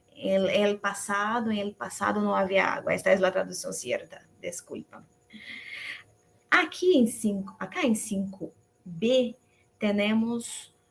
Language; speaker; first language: Spanish; non-native, fluent; Portuguese